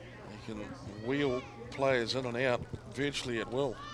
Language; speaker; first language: English; native; English